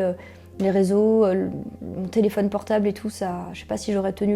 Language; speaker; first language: French; native; French